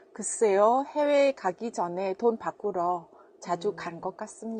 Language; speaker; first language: Korean; non-native, fluent; Vietnamese